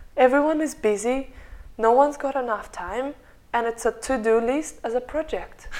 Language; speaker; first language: English; non-native, fluent; Russian